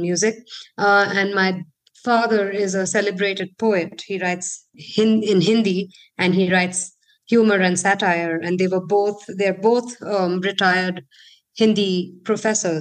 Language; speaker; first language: English; non-native, local second language; Hindi